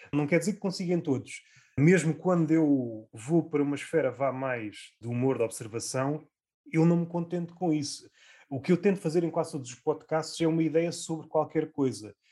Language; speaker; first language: Portuguese; native; Portuguese